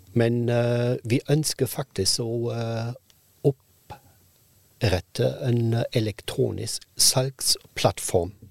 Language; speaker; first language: Norwegian; non-native, fluent; German